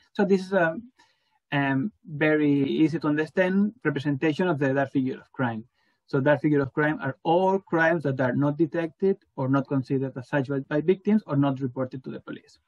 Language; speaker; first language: English; non-native, fluent; Spanish